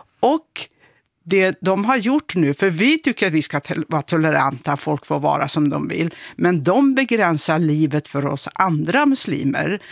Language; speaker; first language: Swedish; non-native, fluent; Kurdish